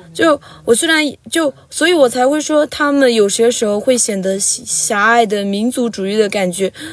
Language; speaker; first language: Chinese; non-native, local second language; Tibetan